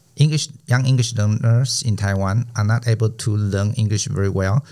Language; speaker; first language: English; non-native, fluent; Chinese